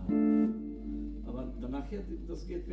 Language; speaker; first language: German; non-native, learner; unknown